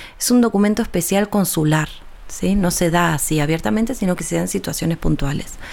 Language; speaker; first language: Spanish; native; Spanish